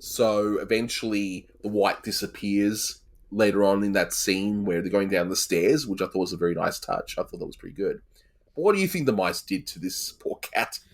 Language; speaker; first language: English; native; English